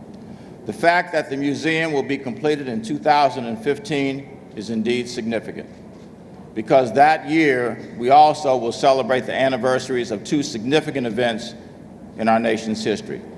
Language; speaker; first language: English; native; English